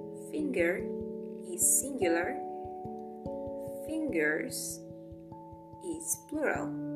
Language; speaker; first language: English; non-native, fluent; Spanish